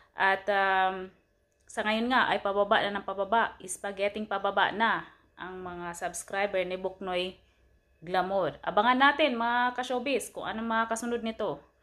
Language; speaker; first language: Filipino; non-native, local second language; Cebuano